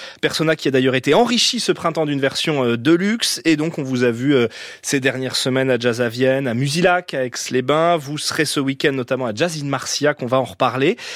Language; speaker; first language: French; native; French